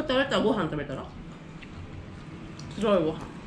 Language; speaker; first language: Japanese; native; Japanese